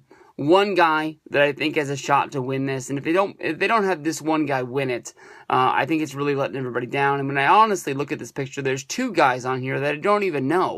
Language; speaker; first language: English; native; English